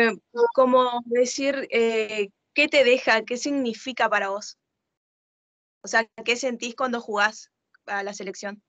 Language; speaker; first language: Spanish; native; Spanish